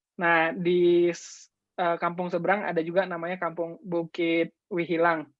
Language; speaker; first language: Indonesian; non-native, local second language; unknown